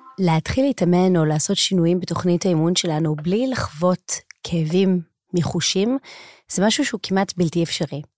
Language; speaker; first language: Hebrew; native; Hebrew